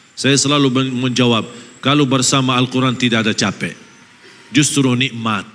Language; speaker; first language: Malay; non-native, fluent; Arabic